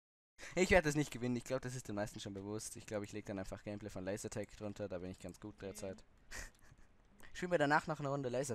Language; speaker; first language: German; native; German